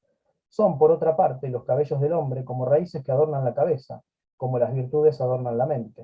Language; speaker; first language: Spanish; native; Spanish